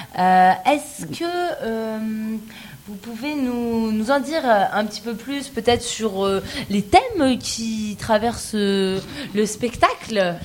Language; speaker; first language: French; native; French